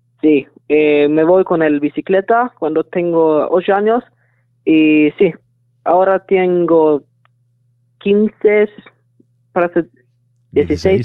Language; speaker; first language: Spanish; non-native, learner; English